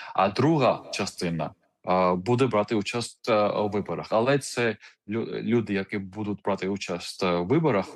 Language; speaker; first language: Ukrainian; non-native, fluent; Georgian